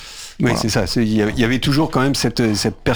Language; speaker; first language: French; native; French